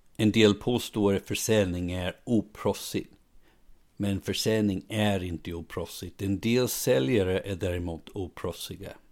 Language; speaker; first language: Swedish; non-native, fluent; English